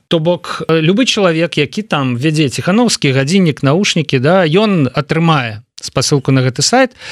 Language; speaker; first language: Belarusian; non-native, local second language; Russian